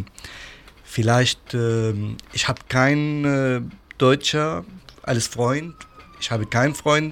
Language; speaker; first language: German; non-native, learner; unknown